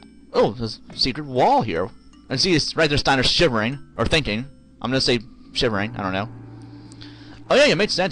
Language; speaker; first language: English; native; English